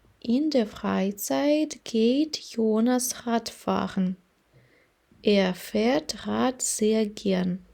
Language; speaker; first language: German; non-native, fluent; Ukrainian